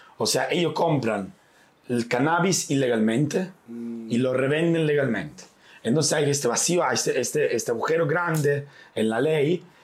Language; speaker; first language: Spanish; non-native, fluent; Italian